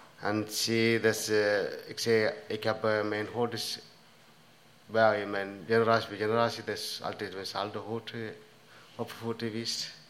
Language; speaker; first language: Dutch; non-native, learner; Tamil